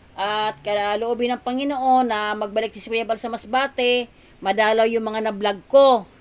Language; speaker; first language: Filipino; non-native, local second language; Masbatenyo